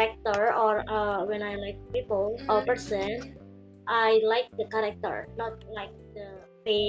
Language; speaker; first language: English; non-native, learner; Indonesian